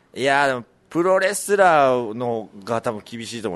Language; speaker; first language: Japanese; native; Japanese